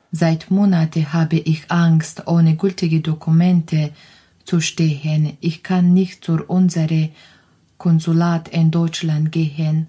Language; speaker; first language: German; non-native, learner; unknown